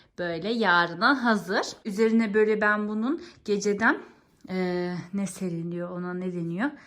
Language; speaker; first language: Turkish; early bilingual, heritage; Turkish